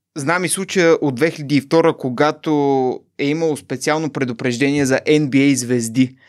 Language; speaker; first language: Bulgarian; native; Bulgarian